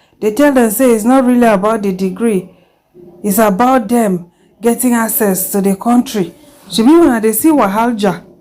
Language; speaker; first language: Nigerian Pidgin; non-native, local second language; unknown